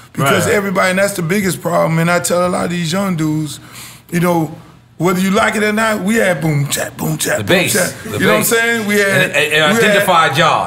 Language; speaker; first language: English; native; English